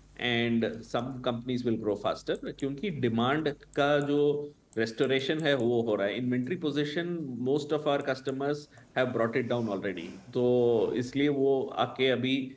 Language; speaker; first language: Hindi; non-native, local second language; Tamil